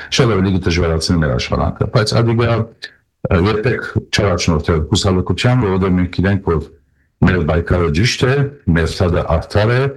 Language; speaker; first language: Armenian; early bilingual, heritage; Armenian